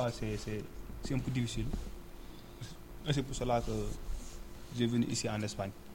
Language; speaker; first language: French; non-native, learner; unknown